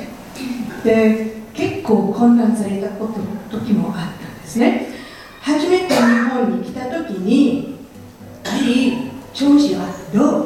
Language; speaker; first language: Japanese; non-native, fluent; French